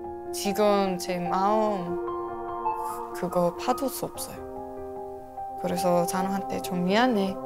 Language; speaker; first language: Korean; non-native, learner; English